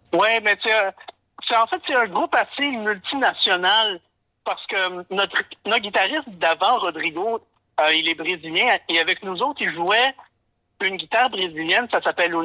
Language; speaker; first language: French; non-native, fluent; English